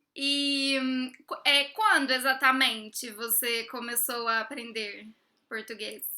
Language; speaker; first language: Portuguese; native; Portuguese